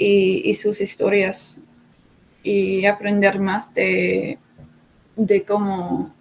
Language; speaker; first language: Spanish; non-native, fluent; English